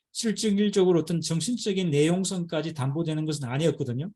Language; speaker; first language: Korean; native; Korean